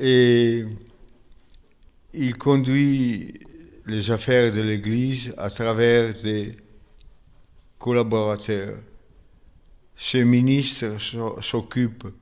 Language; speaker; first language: French; non-native, fluent; Italian